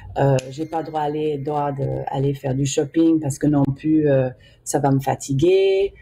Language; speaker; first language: French; early bilingual, heritage; English